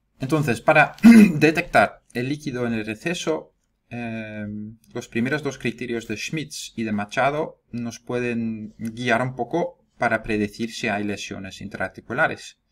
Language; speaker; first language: Spanish; non-native, fluent; Dutch